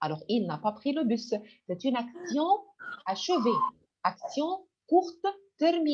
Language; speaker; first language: French; non-native, fluent; Arabic